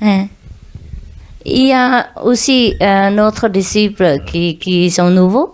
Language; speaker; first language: French; non-native, learner; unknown